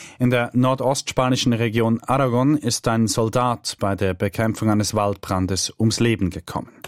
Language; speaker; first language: German; native; German